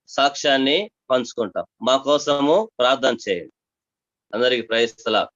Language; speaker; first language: Telugu; non-native, local second language; Tamil